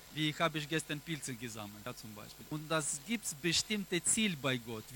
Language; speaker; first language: German; non-native, learner; Russian